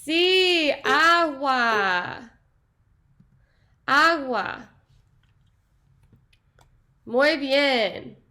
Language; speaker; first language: Spanish; non-native, learner; English